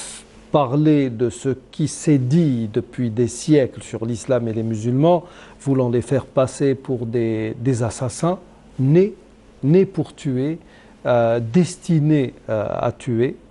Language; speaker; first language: French; non-native, local second language; Arabic